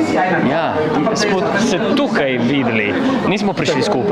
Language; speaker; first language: Slovenian; non-native, fluent; Italian